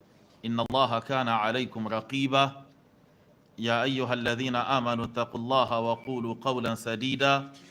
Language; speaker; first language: Arabic; non-native, fluent; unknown